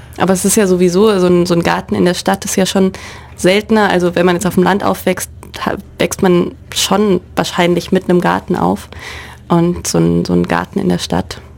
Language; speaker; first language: German; native; German